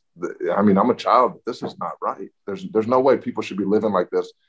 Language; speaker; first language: English; native; English